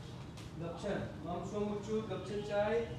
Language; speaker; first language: Vietnamese; non-native, learner; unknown